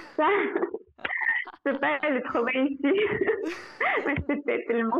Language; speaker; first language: French; non-native, fluent; Russian